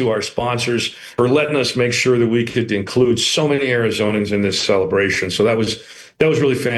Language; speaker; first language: English; native; English